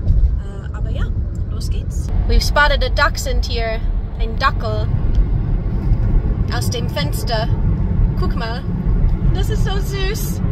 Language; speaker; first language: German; non-native, learner; English